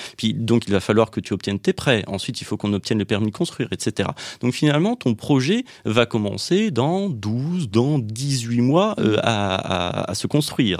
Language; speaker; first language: French; native; French